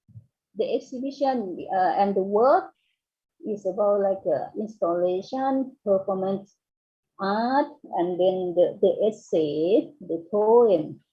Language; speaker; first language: English; non-native, fluent; Thai